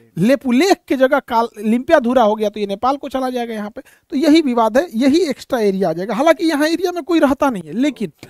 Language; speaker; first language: Hindi; native; Hindi